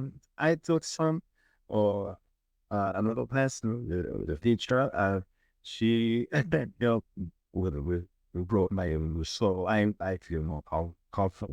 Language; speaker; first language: English; non-native, learner; Spanish